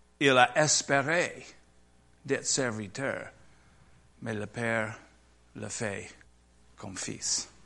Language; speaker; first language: French; non-native, learner; English